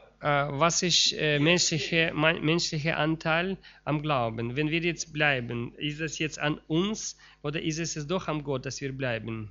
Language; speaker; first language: German; non-native, learner; Russian